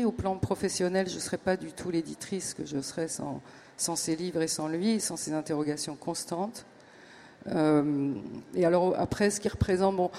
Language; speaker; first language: French; native; French